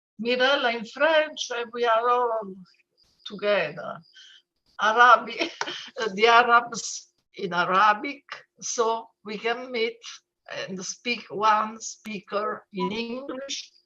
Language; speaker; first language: English; non-native, fluent; Italian